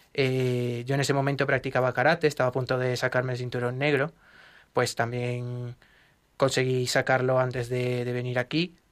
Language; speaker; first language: Spanish; native; Spanish